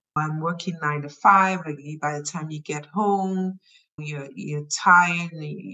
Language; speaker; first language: English; native; English